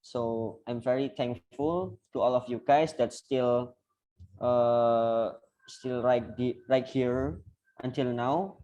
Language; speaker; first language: English; non-native, learner; Indonesian